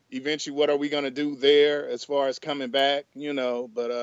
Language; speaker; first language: English; native; English